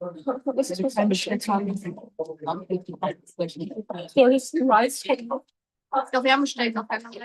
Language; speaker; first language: German; non-native, fluent; Japanese